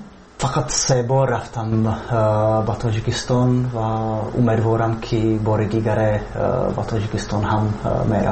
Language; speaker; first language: Persian; non-native, fluent; Czech